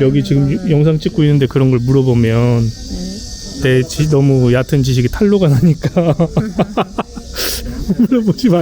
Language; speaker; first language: Korean; native; Korean